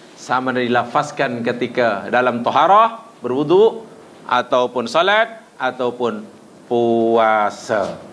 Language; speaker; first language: Malay; native; Malay